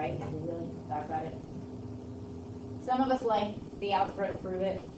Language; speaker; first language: English; native; English